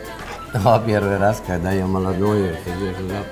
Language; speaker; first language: Russian; non-native, learner; Italian